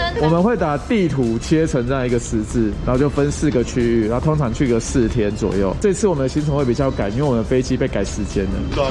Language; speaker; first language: Chinese; native; Chinese